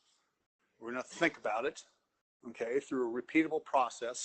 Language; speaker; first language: English; native; English